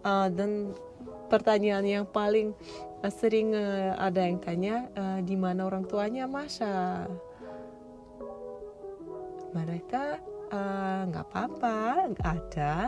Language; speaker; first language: Indonesian; non-native, fluent; Russian